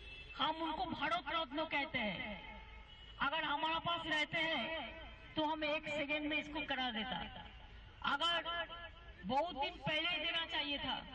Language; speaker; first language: Hindi; non-native, local second language; Bangla